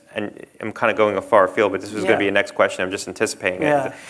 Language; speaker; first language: English; native; English